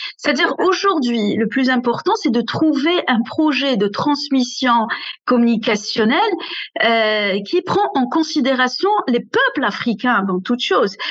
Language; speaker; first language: French; non-native, local second language; Arabic